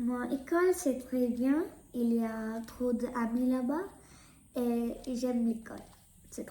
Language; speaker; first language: French; non-native, learner; Malayalam